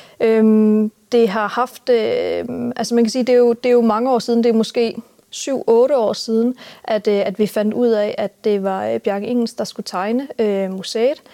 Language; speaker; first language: Danish; native; Danish